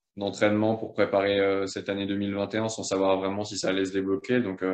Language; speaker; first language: French; native; French